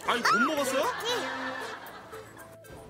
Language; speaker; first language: Korean; native; Korean